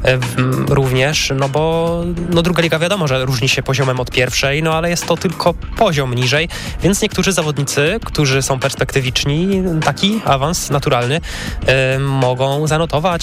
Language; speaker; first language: Polish; native; Polish